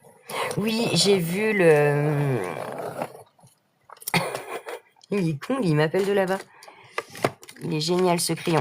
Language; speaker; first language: French; native; French